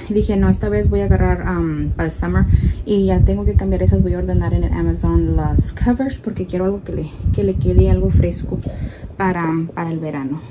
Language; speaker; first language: Spanish; early bilingual, heritage; Spanish